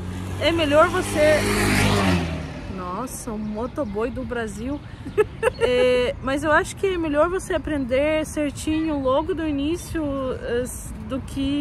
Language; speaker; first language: Portuguese; non-native, fluent; Russian